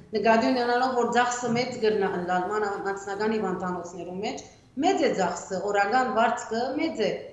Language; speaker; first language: Armenian; early bilingual, heritage; Armenian